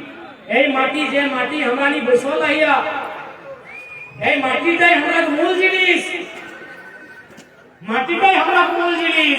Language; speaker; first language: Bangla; non-native, local second language; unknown